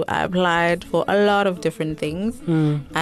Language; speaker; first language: English; non-native, local second language; Xhosa